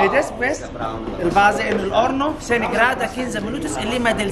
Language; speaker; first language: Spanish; non-native, learner; Arabic